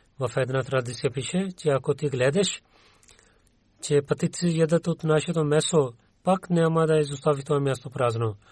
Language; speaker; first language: Bulgarian; non-native, learner; Urdu